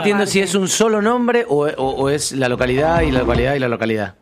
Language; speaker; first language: Spanish; native; Spanish